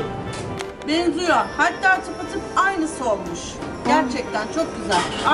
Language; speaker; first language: Turkish; native; Turkish